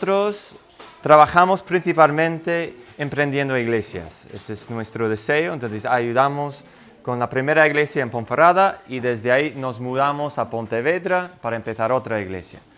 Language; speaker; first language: Spanish; non-native, fluent; English